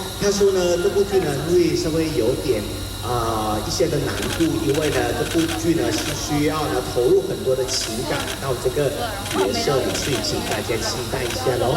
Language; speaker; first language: Chinese; non-native, fluent; Thai